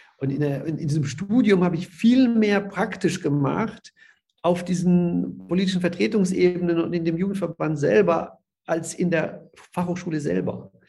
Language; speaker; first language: German; early bilingual, other home language; Russian